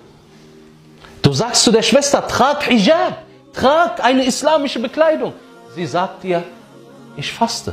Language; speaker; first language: German; early bilingual, other home language; Arabic